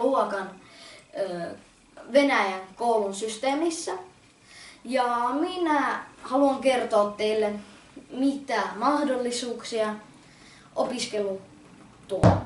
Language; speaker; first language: Finnish; non-native, fluent; Russian